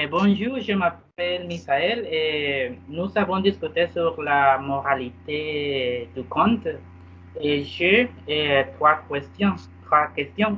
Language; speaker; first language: French; non-native, learner; Spanish